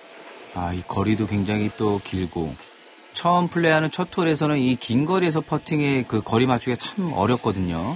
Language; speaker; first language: Korean; native; Korean